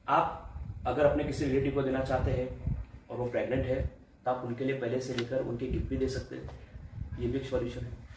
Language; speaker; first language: Hindi; non-native, local second language; Gujarati